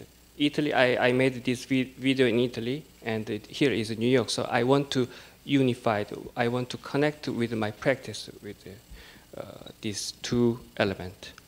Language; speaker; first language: English; non-native, learner; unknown